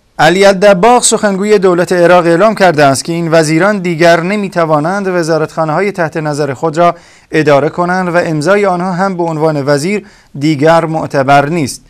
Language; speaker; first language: Persian; non-native, local second language; Kurdish